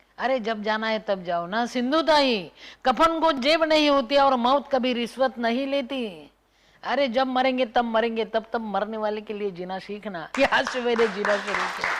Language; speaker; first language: Hindi; non-native, local second language; Marathi